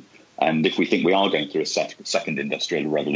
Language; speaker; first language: English; native; English